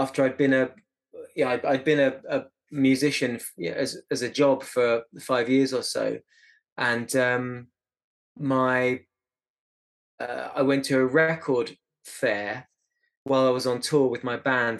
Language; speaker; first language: English; native; English